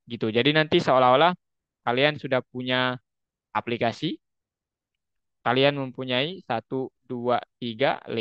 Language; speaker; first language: Indonesian; native; Indonesian